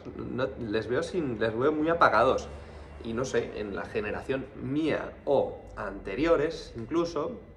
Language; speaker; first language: Spanish; native; Spanish